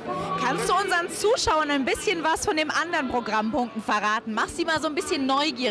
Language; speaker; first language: German; native; German